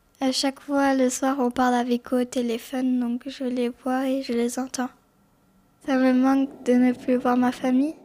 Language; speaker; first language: French; early bilingual, other home language; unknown